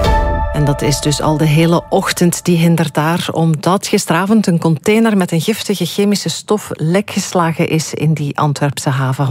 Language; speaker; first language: Dutch; native; Dutch